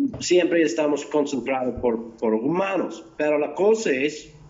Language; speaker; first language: Spanish; non-native, fluent; English